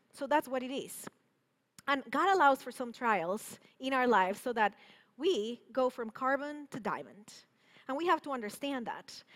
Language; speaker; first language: English; non-native, fluent; Spanish